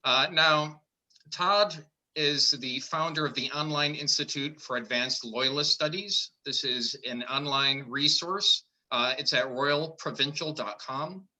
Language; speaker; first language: English; native; English